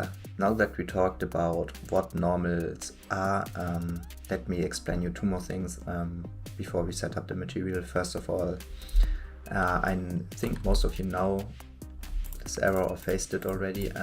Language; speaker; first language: English; non-native, fluent; German